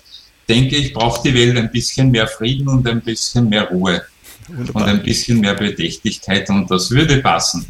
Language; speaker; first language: German; native; German